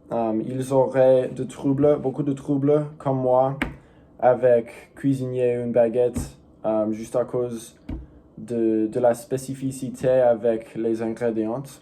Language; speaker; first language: French; non-native, learner; English